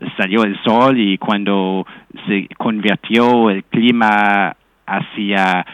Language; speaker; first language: Spanish; non-native, fluent; English